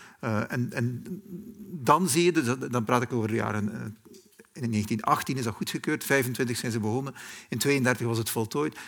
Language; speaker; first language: Dutch; native; Dutch